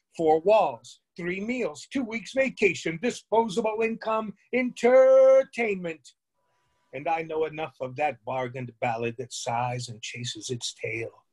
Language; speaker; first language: English; native; English